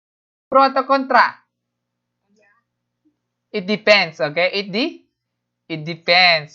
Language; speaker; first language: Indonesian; native; Indonesian